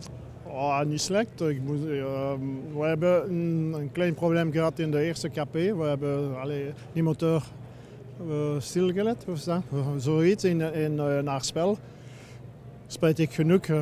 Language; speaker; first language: Dutch; non-native, local second language; French